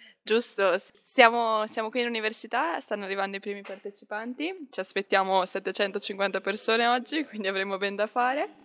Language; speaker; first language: Italian; native; Italian